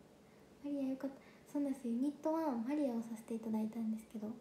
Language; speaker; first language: Japanese; native; Japanese